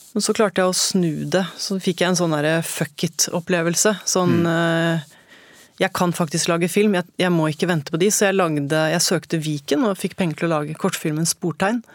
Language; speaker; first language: Norwegian; native; Norwegian